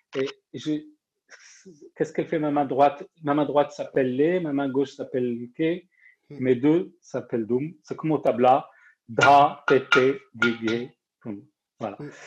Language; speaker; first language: French; non-native, local second language; Arabic